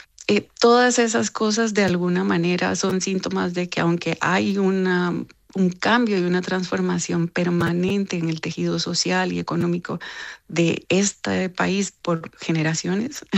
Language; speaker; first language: Spanish; native; Spanish